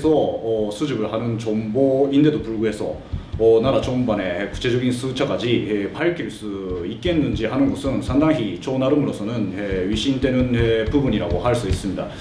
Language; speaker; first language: Korean; early bilingual, heritage; Korean